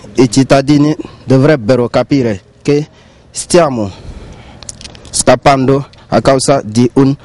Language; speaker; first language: Italian; non-native, learner; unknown